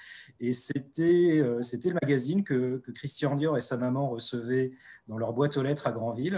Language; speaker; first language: French; native; French